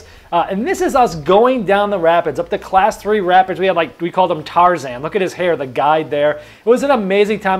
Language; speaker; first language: English; native; English